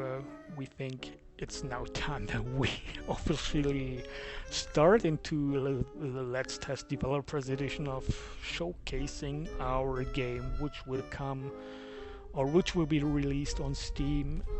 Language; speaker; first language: English; non-native, fluent; German